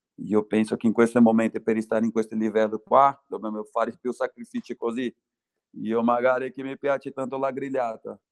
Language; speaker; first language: Italian; non-native, fluent; Portuguese